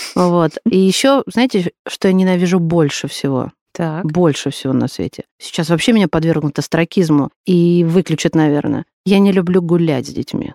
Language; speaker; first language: Russian; native; Russian